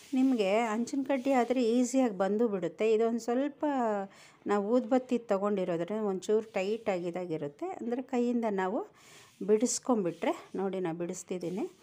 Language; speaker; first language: Kannada; non-native, local second language; Telugu